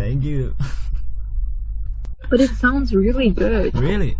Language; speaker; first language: English; non-native, fluent; Indonesian